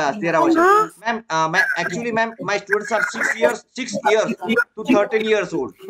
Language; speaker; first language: English; non-native, learner; Marathi